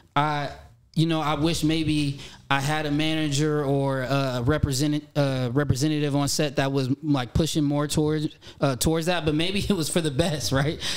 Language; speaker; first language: English; native; English